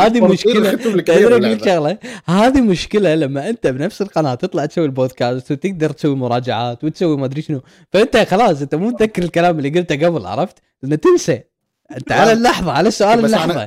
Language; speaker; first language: Arabic; native; Arabic